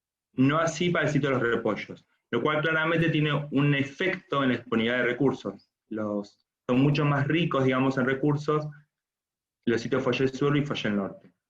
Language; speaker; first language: Spanish; native; Spanish